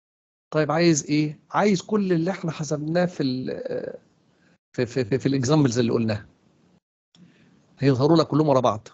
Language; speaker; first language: Arabic; native; Arabic